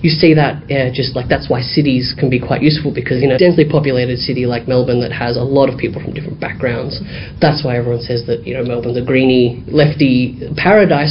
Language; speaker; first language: English; native; English